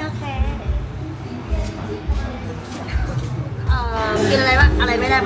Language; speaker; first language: Thai; native; Thai